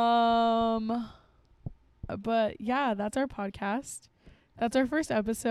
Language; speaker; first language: English; native; English